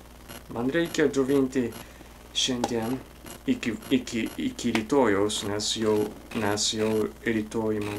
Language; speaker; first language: Lithuanian; non-native, fluent; Japanese